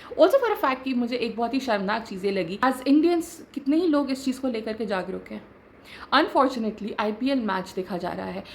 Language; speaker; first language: Hindi; native; Hindi